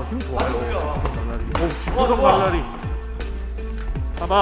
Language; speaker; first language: Korean; native; Korean